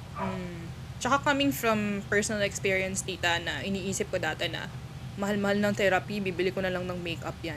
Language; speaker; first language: Filipino; native; Filipino